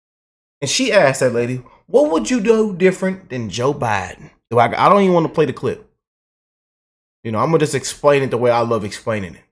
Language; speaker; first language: English; native; English